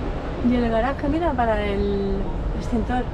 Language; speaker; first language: Spanish; native; Spanish